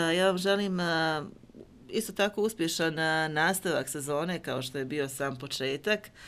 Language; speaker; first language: Croatian; native; Croatian